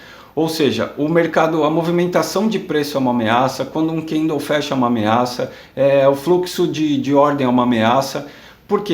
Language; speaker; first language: Portuguese; native; Portuguese